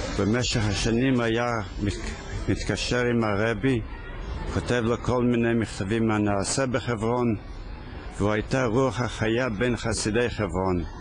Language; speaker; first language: Hebrew; early bilingual, other home language; Yiddish